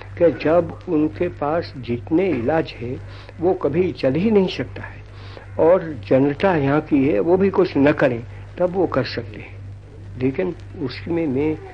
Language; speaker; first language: Hindi; non-native, local second language; Gujarati